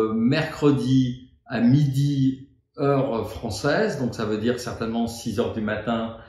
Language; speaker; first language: French; native; French